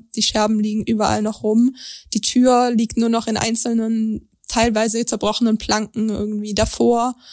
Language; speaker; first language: German; native; German